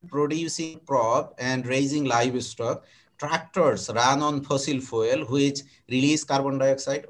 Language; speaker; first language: English; non-native, local second language; Bangla